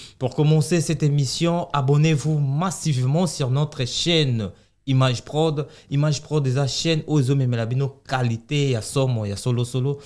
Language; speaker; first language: French; non-native, local second language; Lingala